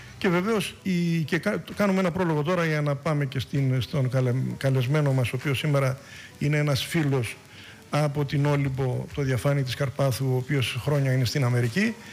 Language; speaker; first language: Greek; native; Greek